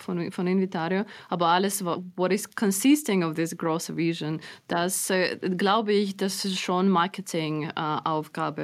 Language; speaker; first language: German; non-native, fluent; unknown